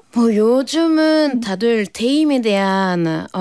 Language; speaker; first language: Korean; non-native, fluent; French